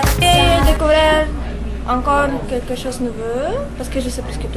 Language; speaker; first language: French; non-native, learner; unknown